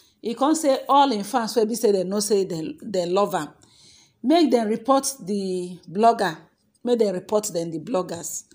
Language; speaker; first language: Nigerian Pidgin; non-native, local second language; Yoruba